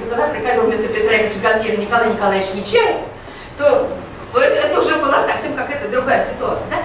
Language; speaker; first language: Russian; native; Russian